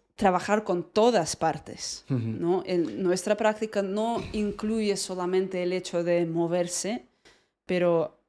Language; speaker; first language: Spanish; non-native, fluent; Russian